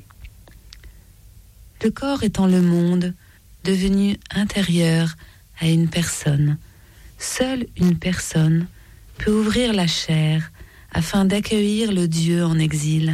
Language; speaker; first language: French; native; French